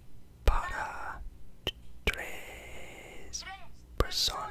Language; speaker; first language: Spanish; non-native, learner; English